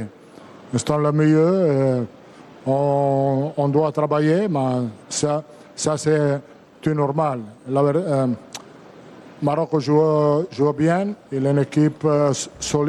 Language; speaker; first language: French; non-native, learner; Italian